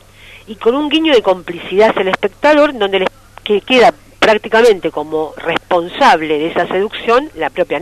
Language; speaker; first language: Spanish; native; Spanish